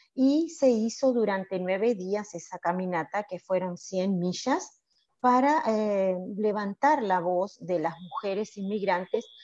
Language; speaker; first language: Spanish; native; Spanish